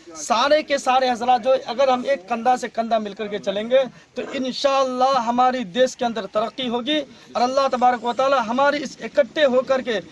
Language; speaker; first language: Urdu; native; Urdu